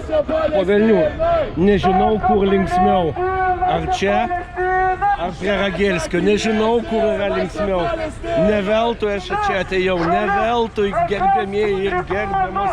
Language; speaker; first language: Lithuanian; native; Lithuanian